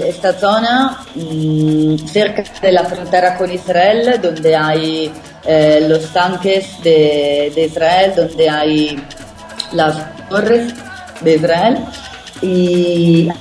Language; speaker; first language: Spanish; non-native, fluent; Italian